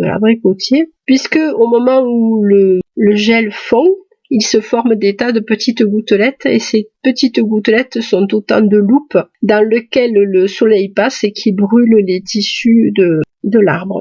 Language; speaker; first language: French; native; French